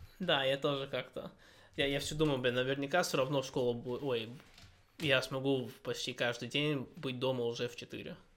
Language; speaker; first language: Russian; early bilingual, heritage; Russian